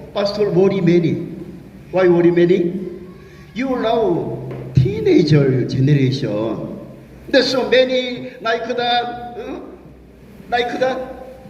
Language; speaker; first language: English; non-native, learner; Korean